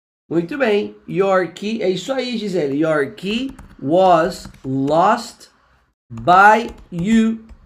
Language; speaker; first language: English; non-native, fluent; Portuguese